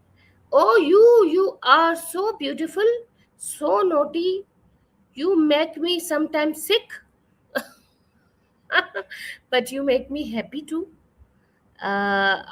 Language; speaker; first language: English; non-native, fluent; Urdu